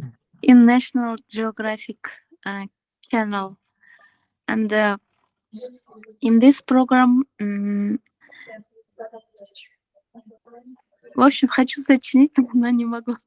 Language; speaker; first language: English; non-native, learner; Kazakh